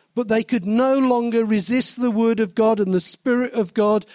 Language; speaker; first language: English; native; English